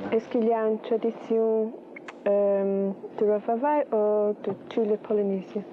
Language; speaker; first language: French; non-native, learner; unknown